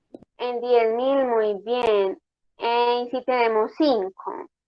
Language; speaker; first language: Spanish; native; Spanish